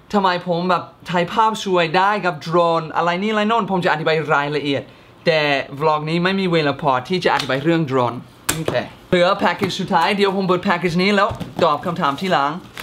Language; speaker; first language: Thai; non-native, fluent; English